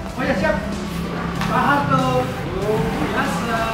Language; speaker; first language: Indonesian; native; Indonesian